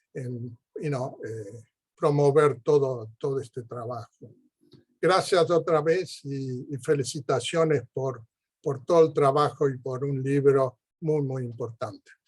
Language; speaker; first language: Spanish; early bilingual, heritage; Spanish